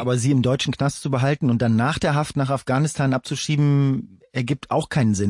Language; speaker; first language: German; native; German